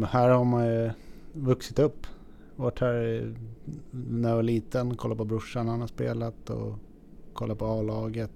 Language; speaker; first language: Swedish; native; Swedish